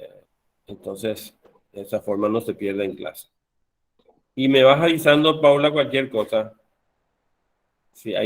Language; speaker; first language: Spanish; native; Spanish